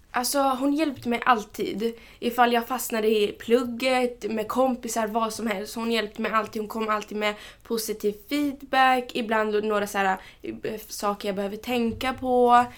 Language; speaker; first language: Swedish; early bilingual, other home language; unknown